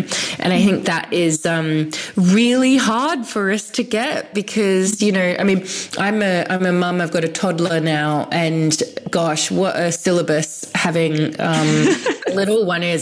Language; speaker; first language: English; native; English